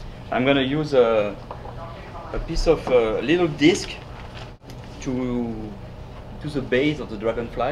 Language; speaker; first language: English; non-native, fluent; French